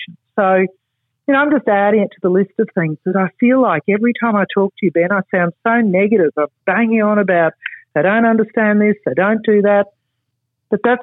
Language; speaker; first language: English; native; English